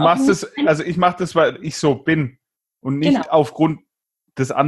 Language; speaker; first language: German; native; German